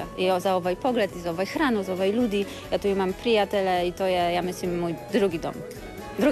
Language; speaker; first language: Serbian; non-native, learner; Polish